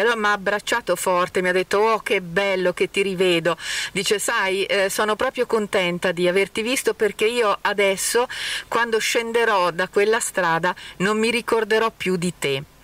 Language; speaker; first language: Italian; native; Italian